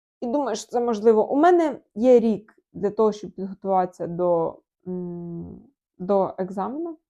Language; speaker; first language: Ukrainian; non-native, local second language; Russian